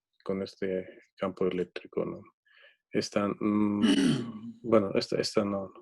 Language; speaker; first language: Spanish; native; Spanish